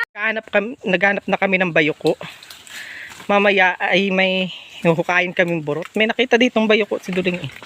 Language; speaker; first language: Filipino; native; Filipino